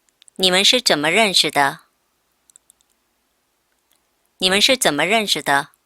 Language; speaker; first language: Chinese; non-native, fluent; Korean